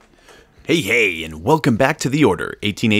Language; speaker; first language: English; native; English